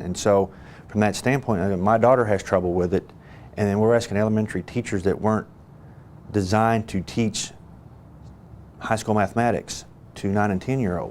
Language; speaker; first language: English; native; English